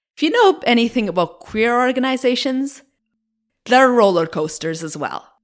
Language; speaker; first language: English; native; English